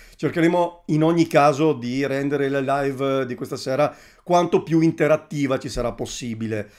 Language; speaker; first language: Italian; native; Italian